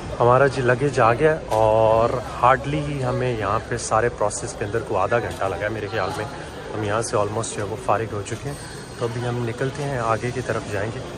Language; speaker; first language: Hindi; native; Hindi